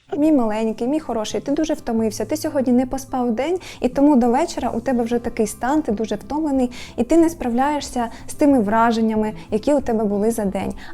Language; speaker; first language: Ukrainian; native; Ukrainian